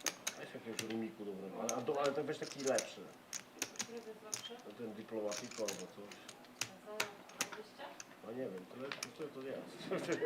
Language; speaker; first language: Polish; native; Polish